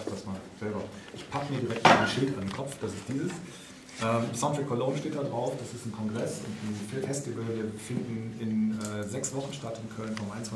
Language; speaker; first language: German; native; German